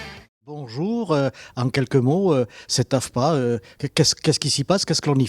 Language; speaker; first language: French; native; French